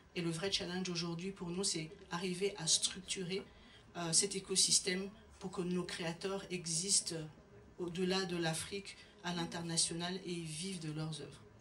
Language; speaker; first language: French; non-native, local second language; Lingala